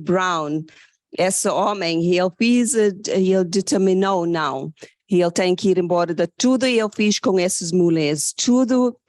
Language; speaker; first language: Portuguese; non-native, fluent; English